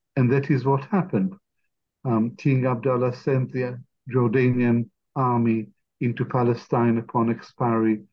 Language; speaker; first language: English; non-native, fluent; Arabic